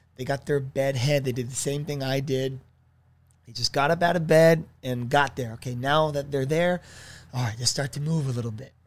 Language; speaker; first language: English; native; English